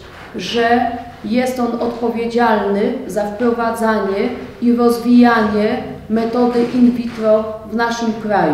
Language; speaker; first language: Polish; native; Polish